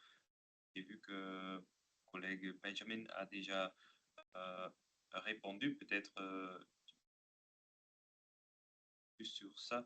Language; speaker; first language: French; non-native, local second language; Dutch